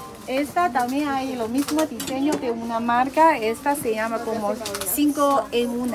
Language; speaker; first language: Spanish; non-native, learner; Chinese